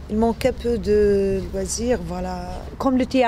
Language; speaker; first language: French; non-native, learner; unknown